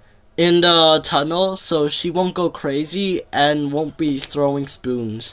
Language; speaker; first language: English; native; English